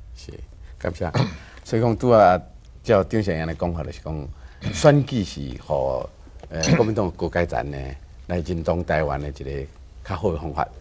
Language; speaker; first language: Chinese; non-native, local second language; Min Nan Chinese